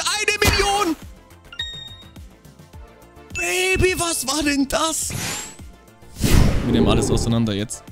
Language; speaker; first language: German; native; German